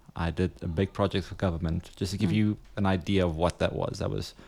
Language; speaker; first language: English; non-native, local second language; Afrikaans